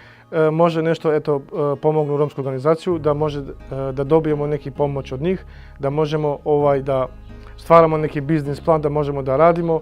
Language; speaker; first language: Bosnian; non-native, local second language; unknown